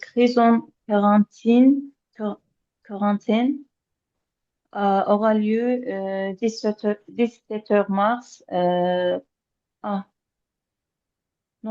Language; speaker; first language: French; non-native, learner; Azerbaijani